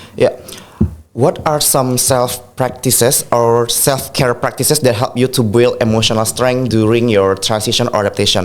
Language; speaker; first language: English; non-native, fluent; Indonesian